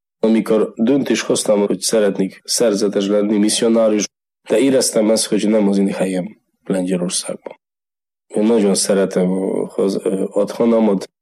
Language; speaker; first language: Hungarian; non-native, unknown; Polish